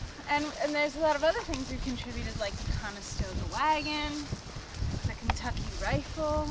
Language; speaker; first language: English; native; English